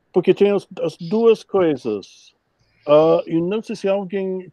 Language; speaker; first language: Portuguese; non-native, fluent; English